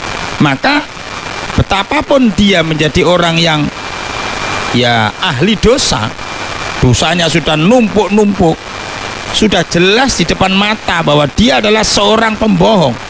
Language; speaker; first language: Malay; non-native, local second language; Javanese